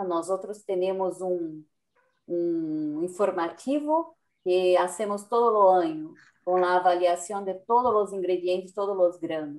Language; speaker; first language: Spanish; non-native, learner; Portuguese